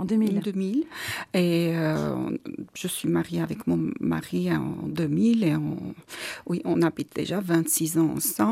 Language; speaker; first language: French; non-native, learner; Armenian